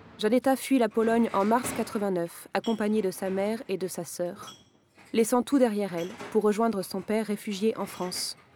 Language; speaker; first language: French; native; French